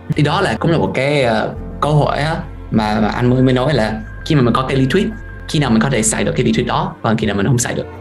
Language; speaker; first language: Vietnamese; non-native, fluent; English